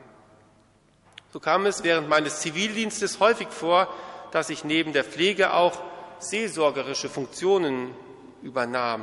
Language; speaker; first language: German; native; German